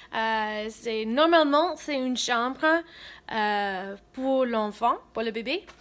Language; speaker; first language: French; non-native, fluent; English